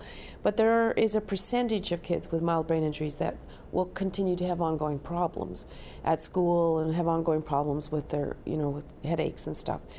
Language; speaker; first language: English; native; English